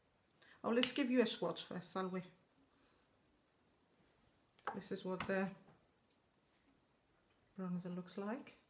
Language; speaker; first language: English; non-native, fluent; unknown